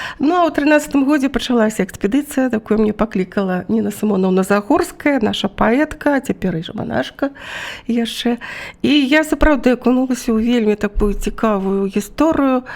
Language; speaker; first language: Belarusian; native; Belarusian